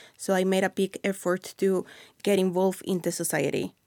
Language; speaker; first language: English; non-native, fluent; Spanish